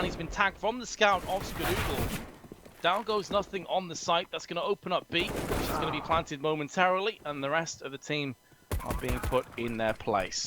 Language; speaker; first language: English; native; English